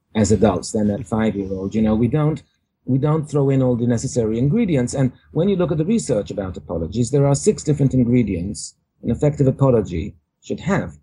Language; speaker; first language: English; native; English